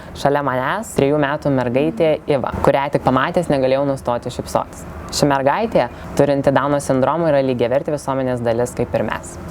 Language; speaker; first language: Lithuanian; native; Lithuanian